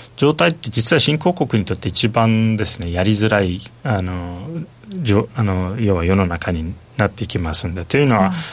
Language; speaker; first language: Japanese; non-native, fluent; Turkish